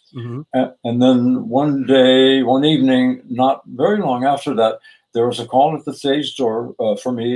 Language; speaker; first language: English; native; English